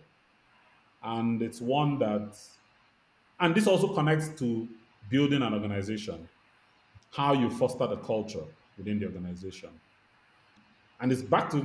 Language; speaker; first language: English; non-native, local second language; Igbo